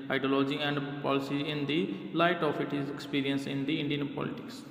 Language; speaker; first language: English; non-native, local second language; Punjabi